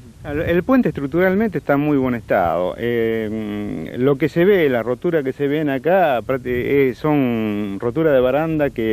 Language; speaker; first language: Spanish; native; Spanish